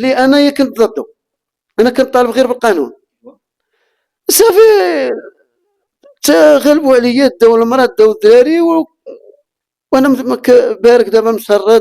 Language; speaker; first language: Arabic; native; Arabic